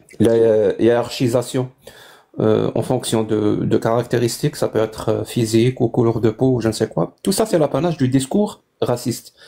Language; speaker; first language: French; non-native, local second language; Kabyle